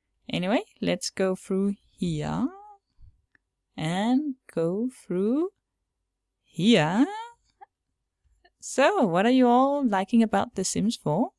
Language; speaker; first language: English; non-native, fluent; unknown